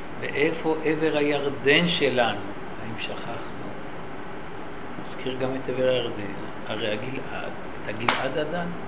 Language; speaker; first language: Hebrew; native; Hebrew